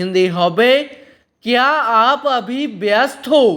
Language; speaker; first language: Hindi; non-native, local second language; Bangla